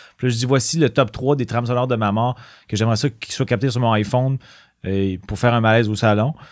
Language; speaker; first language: French; native; French